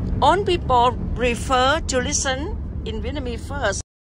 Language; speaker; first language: English; non-native, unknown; Vietnamese